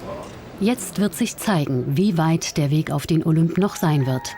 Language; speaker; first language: German; native; German